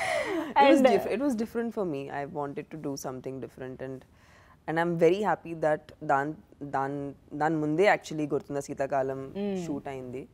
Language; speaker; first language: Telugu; non-native, local second language; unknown